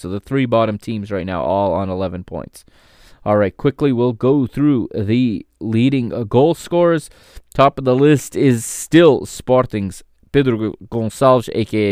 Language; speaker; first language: English; native; English